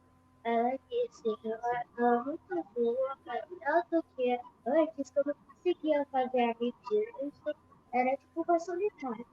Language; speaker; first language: Portuguese; early bilingual, other home language; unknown